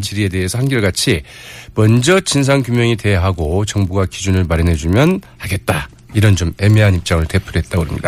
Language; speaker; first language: Korean; native; Korean